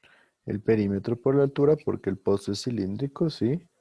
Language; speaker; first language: Spanish; native; Spanish